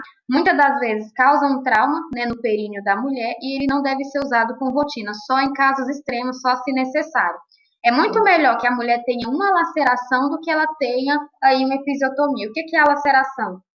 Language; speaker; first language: Portuguese; native; Portuguese